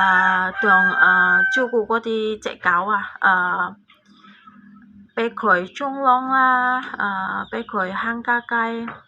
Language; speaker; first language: Cantonese; non-native, fluent; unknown